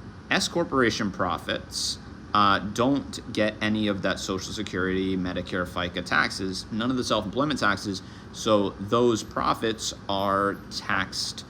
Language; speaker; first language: English; native; English